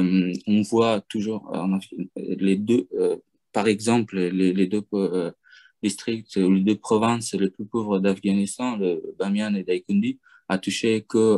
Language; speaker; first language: French; non-native, fluent; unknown